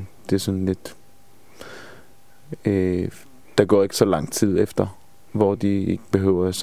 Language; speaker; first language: Danish; non-native, fluent; Hebrew